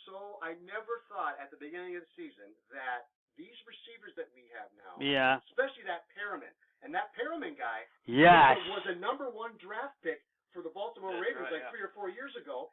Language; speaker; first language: English; native; English